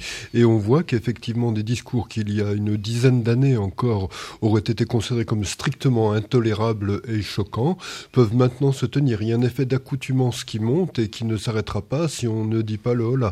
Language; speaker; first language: French; native; French